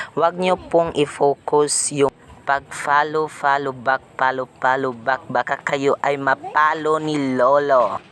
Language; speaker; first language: Filipino; non-native, local second language; Cebuano